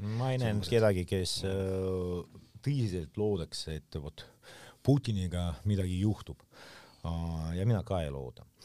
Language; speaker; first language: Estonian; non-native, local second language; Russian